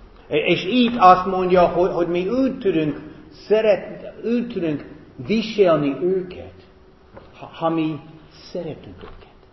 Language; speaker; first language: Hungarian; non-native, fluent; English